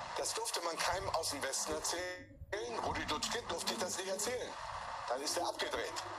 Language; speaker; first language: German; native; German